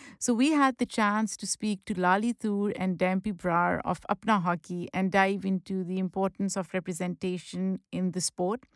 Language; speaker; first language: English; non-native, local second language; Pashto